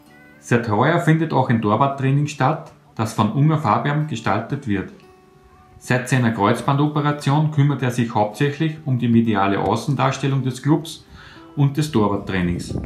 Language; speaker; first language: German; native; German